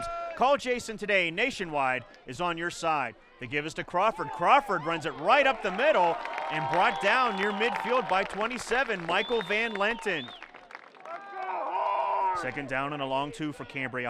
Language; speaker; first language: English; native; English